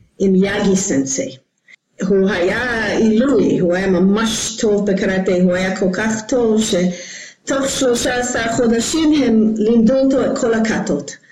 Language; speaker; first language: Hebrew; non-native, fluent; English